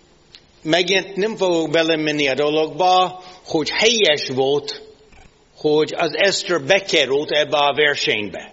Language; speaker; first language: Hungarian; non-native, fluent; English